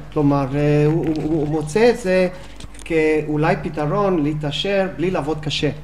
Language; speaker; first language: Hebrew; non-native, fluent; English